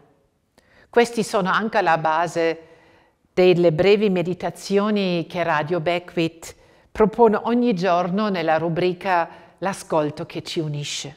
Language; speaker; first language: Italian; non-native, fluent; German